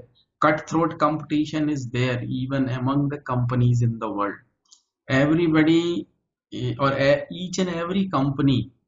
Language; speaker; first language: English; non-native, local second language; Hindi